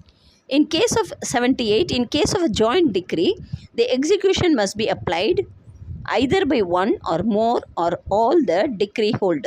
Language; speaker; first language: English; non-native, local second language; Tamil